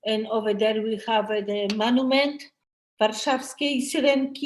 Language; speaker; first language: English; non-native, learner; Polish